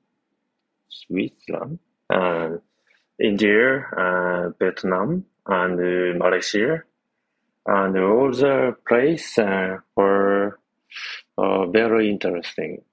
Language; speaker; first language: English; non-native, learner; Japanese